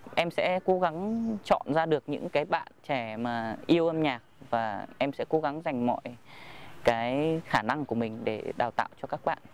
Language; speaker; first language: Vietnamese; native; Vietnamese